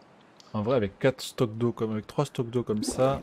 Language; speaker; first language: French; native; French